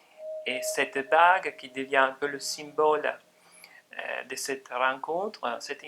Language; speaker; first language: French; non-native, fluent; Italian